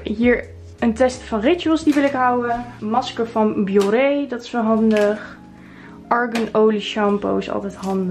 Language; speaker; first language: Dutch; native; Dutch